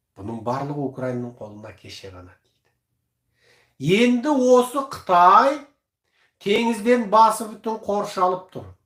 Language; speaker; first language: Kazakh; early bilingual, heritage; Kazakh